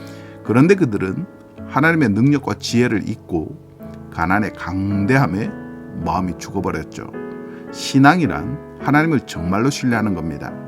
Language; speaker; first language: Korean; native; Korean